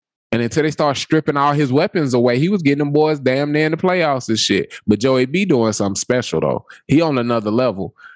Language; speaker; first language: English; native; English